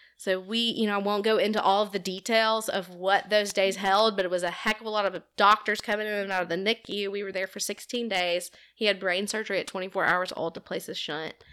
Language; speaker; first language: English; native; English